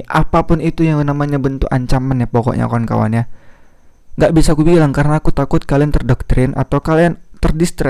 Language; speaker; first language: Indonesian; native; Indonesian